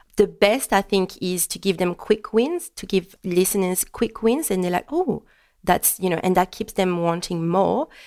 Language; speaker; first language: English; non-native, fluent; French